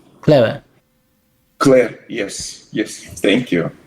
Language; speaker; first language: English; non-native, learner; Russian